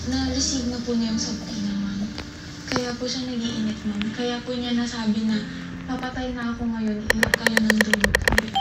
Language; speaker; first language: Filipino; native; Filipino